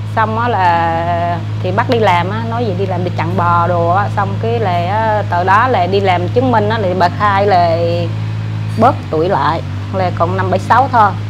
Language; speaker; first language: Vietnamese; non-native, local second language; Eastern Cham